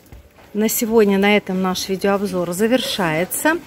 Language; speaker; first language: Russian; native; Russian